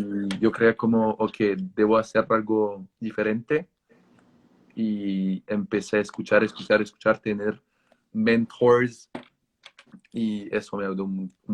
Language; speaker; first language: Spanish; non-native, fluent; French